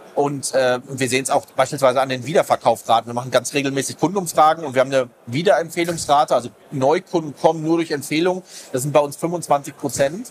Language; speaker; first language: German; native; German